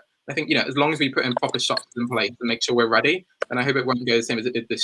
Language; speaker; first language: English; native; English